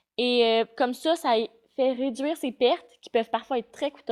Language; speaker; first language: French; native; French